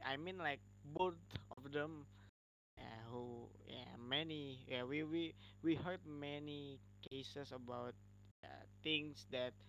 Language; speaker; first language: English; non-native, learner; Indonesian